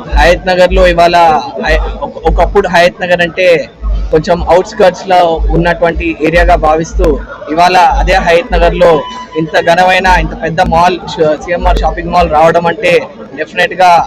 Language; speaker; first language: Telugu; native; Telugu